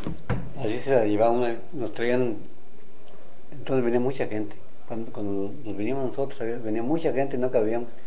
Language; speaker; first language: Spanish; native; Spanish